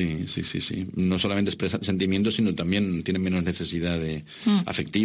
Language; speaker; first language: Spanish; native; Spanish